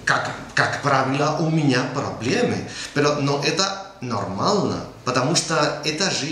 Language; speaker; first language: Russian; non-native, learner; Spanish